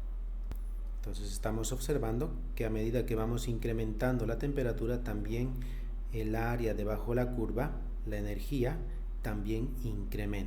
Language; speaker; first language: Spanish; native; Spanish